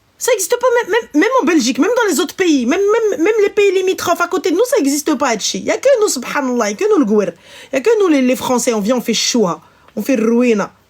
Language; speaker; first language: French; early bilingual, other home language; Arabic